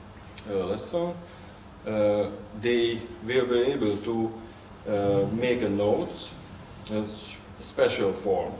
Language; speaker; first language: English; non-native, learner; Hungarian